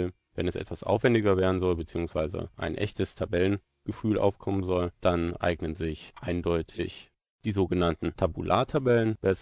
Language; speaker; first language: German; native; German